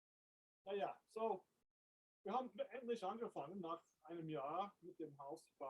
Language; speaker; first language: German; non-native, fluent; English